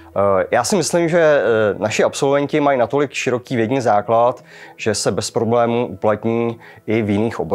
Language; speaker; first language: Czech; native; Czech